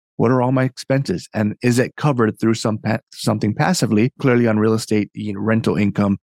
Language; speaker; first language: English; native; English